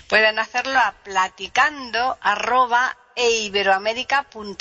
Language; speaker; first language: Spanish; native; Spanish